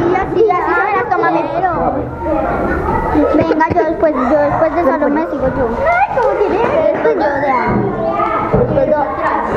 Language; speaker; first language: Spanish; native; Spanish